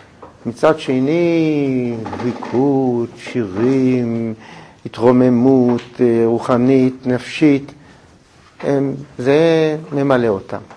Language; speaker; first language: Hebrew; native; Hebrew